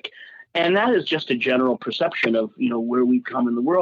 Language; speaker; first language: English; native; English